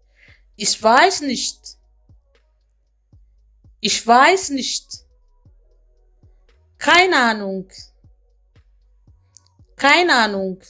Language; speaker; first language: German; non-native, fluent; Amharic